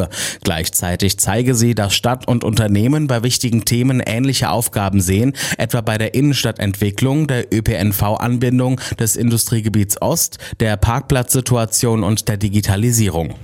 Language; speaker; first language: German; native; German